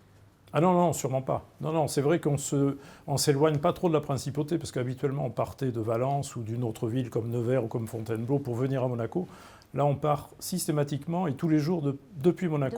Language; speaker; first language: French; native; French